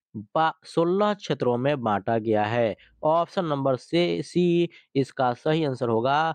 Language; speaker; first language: Hindi; native; Hindi